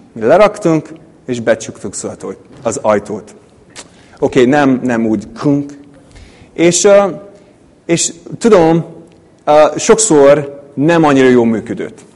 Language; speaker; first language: Hungarian; non-native, fluent; English